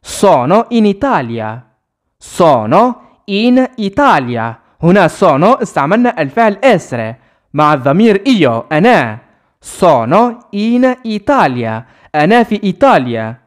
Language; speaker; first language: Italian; non-native, fluent; Arabic